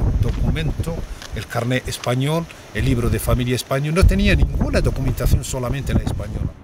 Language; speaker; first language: Spanish; non-native, local second language; Arabic